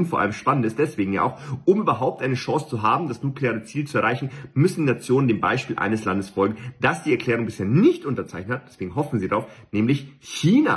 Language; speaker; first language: German; native; German